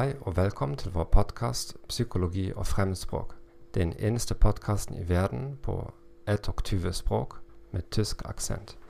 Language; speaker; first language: Norwegian; non-native, learner; German